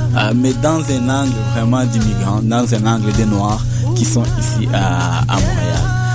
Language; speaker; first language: French; non-native, local second language; Kinyarwanda